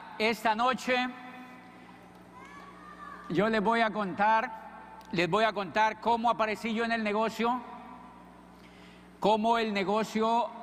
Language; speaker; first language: Spanish; native; Spanish